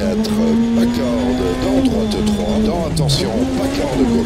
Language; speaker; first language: French; native; French